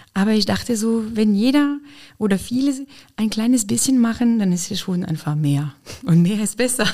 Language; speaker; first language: German; non-native, fluent; French